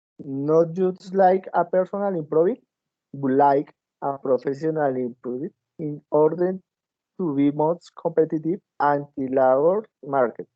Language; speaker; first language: English; non-native, learner; Spanish